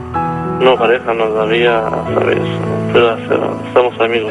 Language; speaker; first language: Spanish; non-native, learner; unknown